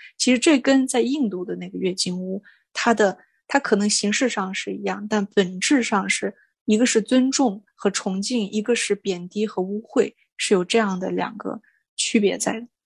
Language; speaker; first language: Chinese; non-native, local second language; Mongolian